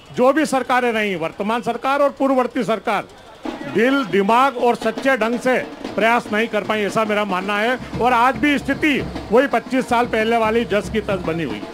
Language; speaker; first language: Hindi; native; Hindi